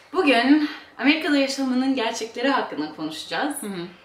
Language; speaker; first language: Turkish; early bilingual, heritage; Turkish